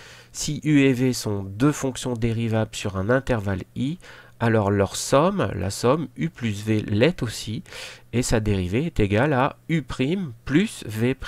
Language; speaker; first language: French; native; French